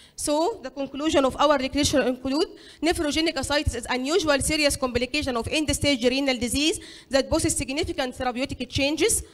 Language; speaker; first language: English; non-native, fluent; Arabic